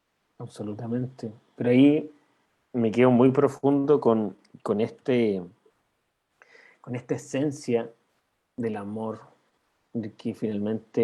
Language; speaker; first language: Spanish; native; Spanish